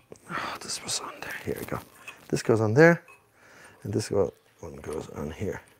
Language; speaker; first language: English; non-native, fluent; German